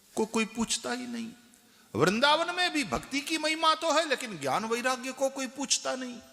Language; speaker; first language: Hindi; non-native, local second language; Gujarati